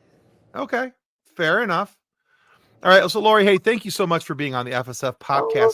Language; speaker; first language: English; native; English